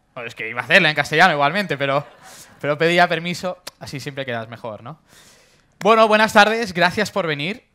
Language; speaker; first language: Spanish; native; Spanish